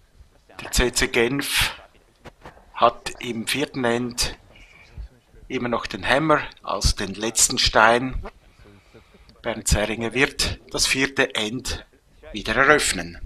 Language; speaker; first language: German; native; German